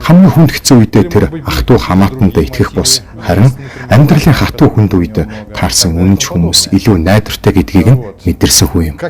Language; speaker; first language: Mongolian; native; Mongolian